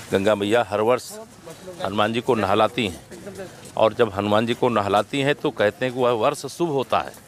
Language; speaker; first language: Hindi; native; Hindi